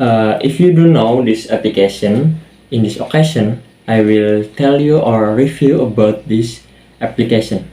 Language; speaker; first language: English; non-native, learner; Indonesian